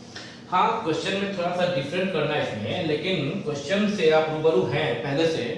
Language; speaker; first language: Hindi; native; Hindi